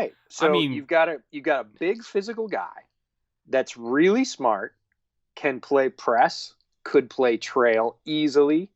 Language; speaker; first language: English; native; English